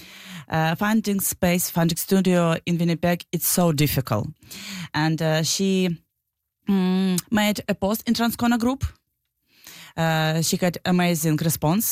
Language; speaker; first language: English; non-native, learner; Ukrainian